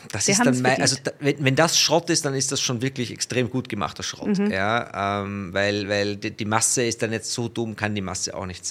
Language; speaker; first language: German; native; German